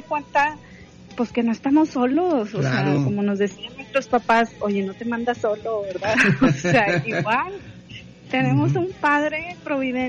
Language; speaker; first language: Spanish; native; Spanish